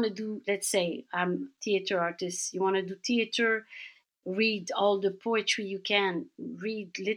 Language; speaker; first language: English; native; English